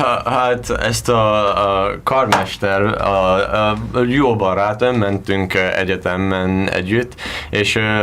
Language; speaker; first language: Hungarian; non-native, learner; English